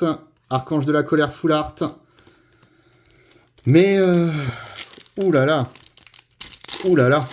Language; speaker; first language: French; native; French